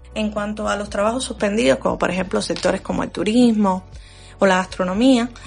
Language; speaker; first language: Spanish; native; Spanish